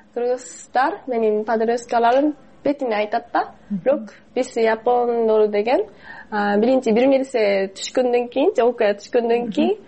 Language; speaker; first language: Kyrgyz; non-native, fluent; Japanese